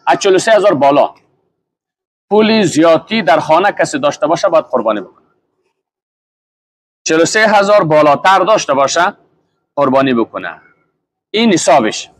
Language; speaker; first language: Persian; native; Persian